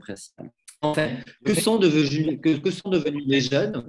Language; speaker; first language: French; native; French